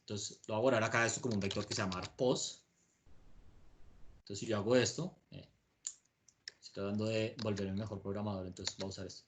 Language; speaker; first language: Spanish; native; Spanish